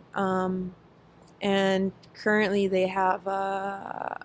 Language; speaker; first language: English; native; English